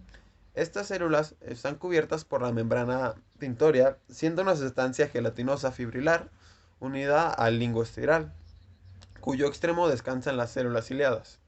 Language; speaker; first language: Spanish; native; Spanish